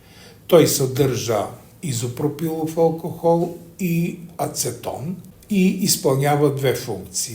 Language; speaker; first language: Bulgarian; native; Bulgarian